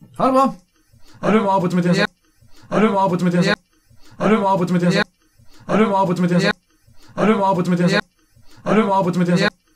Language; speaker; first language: Norwegian; native; Norwegian